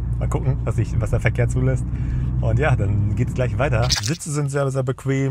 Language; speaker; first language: German; native; German